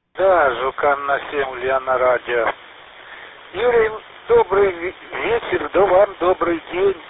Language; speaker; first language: Russian; native; Russian